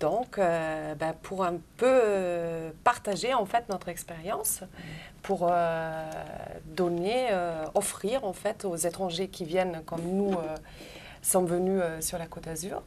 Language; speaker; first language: French; non-native, fluent; German